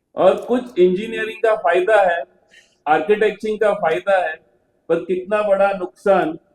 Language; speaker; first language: Hindi; non-native, local second language; Marathi